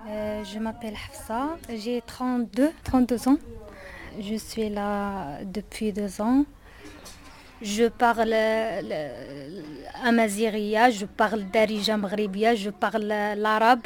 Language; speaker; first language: French; non-native, learner; Berber languages